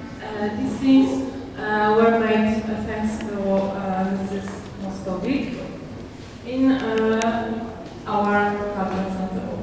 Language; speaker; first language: English; non-native, learner; Polish